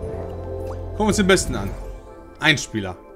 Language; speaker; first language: German; native; German